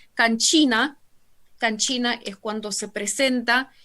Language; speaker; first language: Spanish; non-native, fluent; Russian